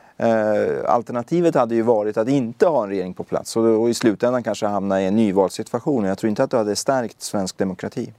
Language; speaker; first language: Swedish; early bilingual, other home language; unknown